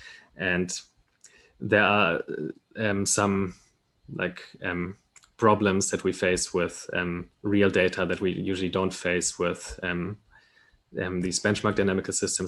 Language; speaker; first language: English; non-native, fluent; German